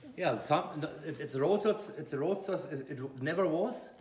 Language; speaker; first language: English; non-native, fluent; German